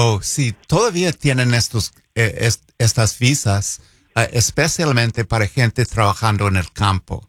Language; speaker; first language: Spanish; non-native, fluent; English